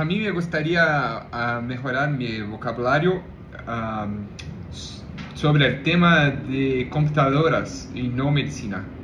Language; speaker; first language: Spanish; non-native, learner; Portuguese